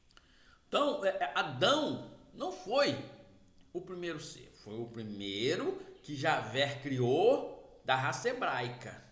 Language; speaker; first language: Portuguese; native; Portuguese